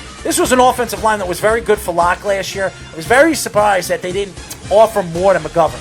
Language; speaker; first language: English; native; English